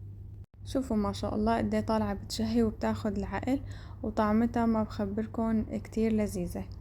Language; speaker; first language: Arabic; native; Arabic